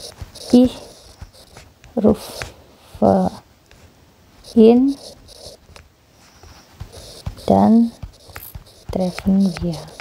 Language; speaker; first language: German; non-native, fluent; Indonesian